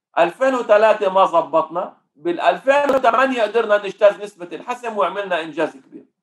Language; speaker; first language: Arabic; native; Arabic